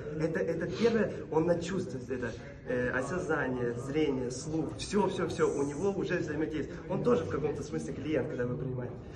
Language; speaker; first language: Russian; non-native, local second language; Uzbek